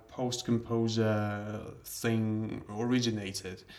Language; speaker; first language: English; non-native, fluent; Georgian